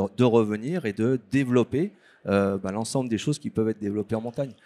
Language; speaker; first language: French; native; French